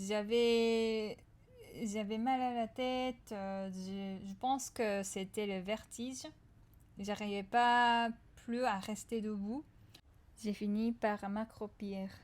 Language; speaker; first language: French; non-native, fluent; Japanese